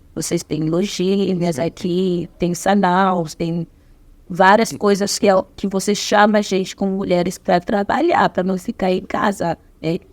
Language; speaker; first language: Portuguese; non-native, fluent; Zulu